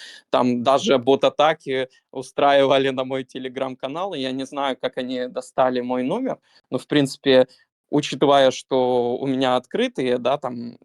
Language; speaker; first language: Russian; native; Russian